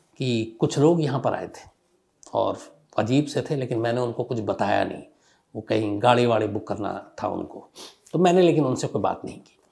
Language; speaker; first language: Hindi; native; Hindi